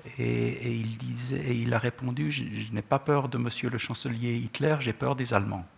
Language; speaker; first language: French; non-native, local second language; Czech